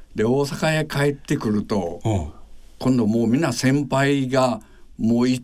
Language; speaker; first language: Japanese; native; Japanese